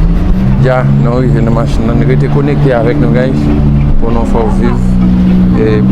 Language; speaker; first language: French; non-native, learner; Haitian Creole